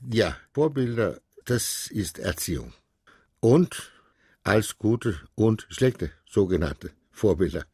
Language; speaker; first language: German; non-native, fluent; Danish